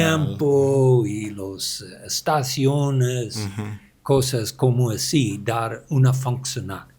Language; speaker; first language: Spanish; non-native, learner; English